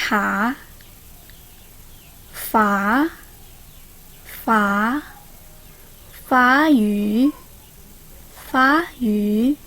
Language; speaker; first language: Chinese; non-native, learner; Indonesian